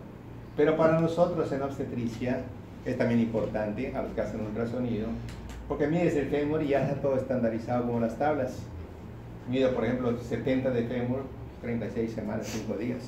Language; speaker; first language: Spanish; native; Spanish